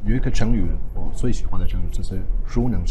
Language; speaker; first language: Chinese; non-native, fluent; Spanish